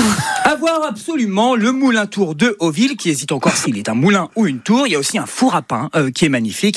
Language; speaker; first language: French; native; French